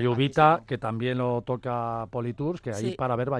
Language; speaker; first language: Spanish; native; Spanish